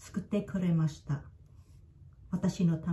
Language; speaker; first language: Japanese; non-native, fluent; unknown